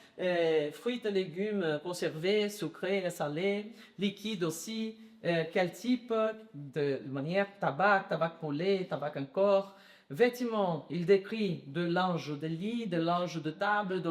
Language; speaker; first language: French; non-native, learner; Portuguese